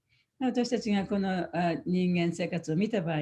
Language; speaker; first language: Japanese; native; Japanese